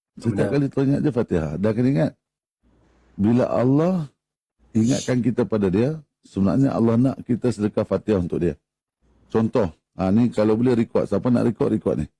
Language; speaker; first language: Malay; native; Malay